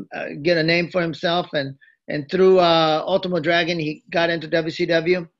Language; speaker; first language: English; early bilingual, other home language; Japanese